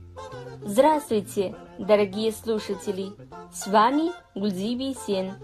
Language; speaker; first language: Russian; non-native, fluent; Kazakh